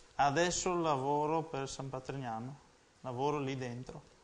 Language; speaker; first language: Italian; native; Italian